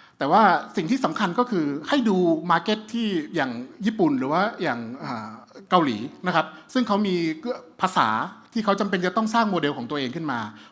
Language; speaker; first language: Thai; early bilingual, heritage; Thai